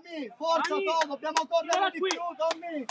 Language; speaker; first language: Italian; native; Italian